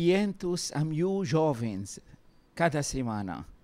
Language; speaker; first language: Portuguese; non-native, fluent; Arabic